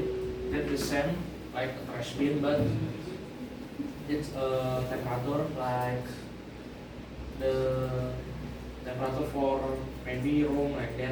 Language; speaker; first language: English; non-native, learner; Indonesian